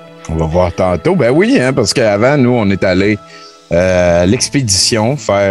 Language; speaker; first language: French; native; French